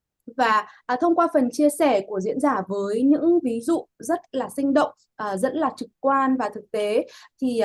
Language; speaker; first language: Vietnamese; native; Vietnamese